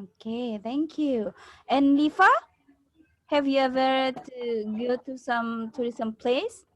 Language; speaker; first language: English; non-native, learner; Indonesian